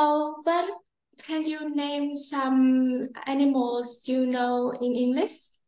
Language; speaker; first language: English; non-native, learner; Vietnamese